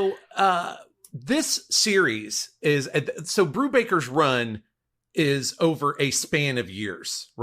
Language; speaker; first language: English; native; English